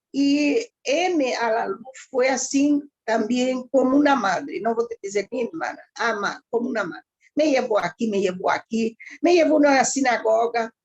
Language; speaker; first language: Spanish; early bilingual, heritage; Ladino